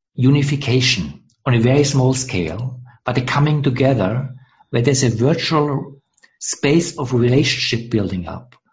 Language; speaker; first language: English; non-native, fluent; German